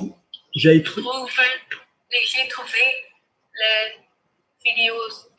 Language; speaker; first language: French; non-native, learner; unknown